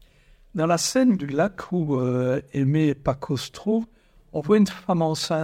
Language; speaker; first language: French; native; French